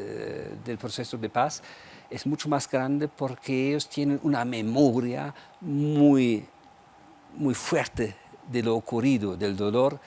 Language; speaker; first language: Spanish; non-native, fluent; German